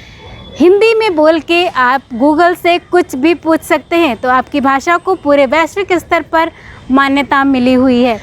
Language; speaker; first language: Hindi; native; Hindi